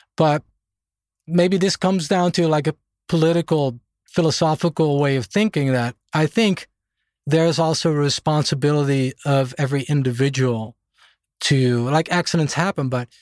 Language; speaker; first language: English; non-native, fluent; Dutch